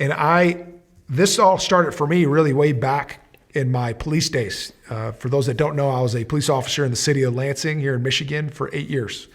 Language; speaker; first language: English; native; English